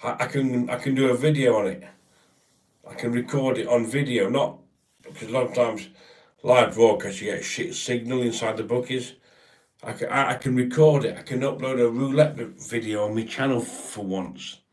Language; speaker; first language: English; native; English